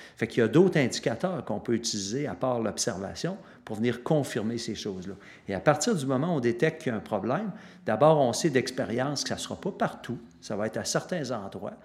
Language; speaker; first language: French; native; French